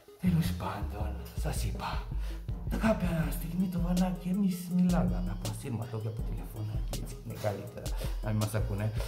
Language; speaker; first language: Greek; non-native, fluent; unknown